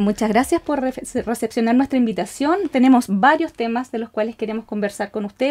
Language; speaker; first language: Spanish; native; Spanish